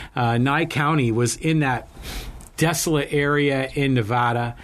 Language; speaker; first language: English; native; English